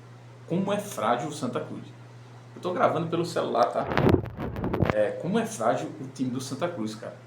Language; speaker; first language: Portuguese; native; Portuguese